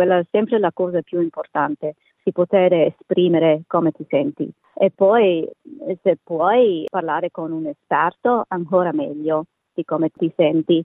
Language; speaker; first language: Italian; native; Italian